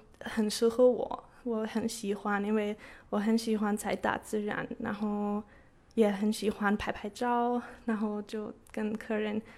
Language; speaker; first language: Chinese; non-native, fluent; German